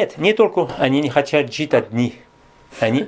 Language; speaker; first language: Russian; non-native, learner; French